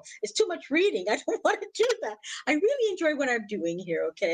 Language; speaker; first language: English; native; English